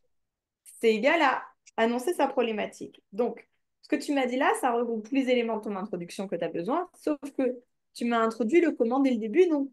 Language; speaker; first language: French; native; French